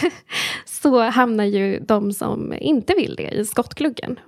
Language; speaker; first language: Swedish; early bilingual, other home language; Amharic